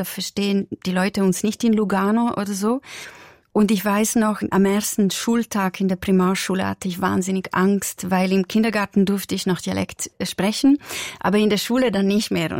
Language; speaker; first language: German; non-native, local second language; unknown